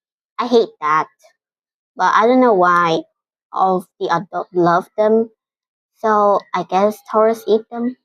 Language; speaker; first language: English; non-native, fluent; Vietnamese